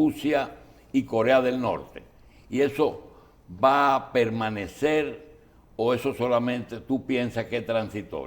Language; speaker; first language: Spanish; native; Spanish